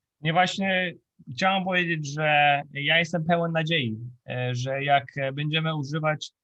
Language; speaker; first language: Polish; non-native, fluent; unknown